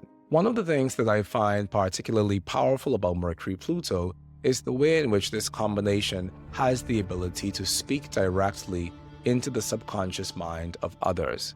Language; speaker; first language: English; native; English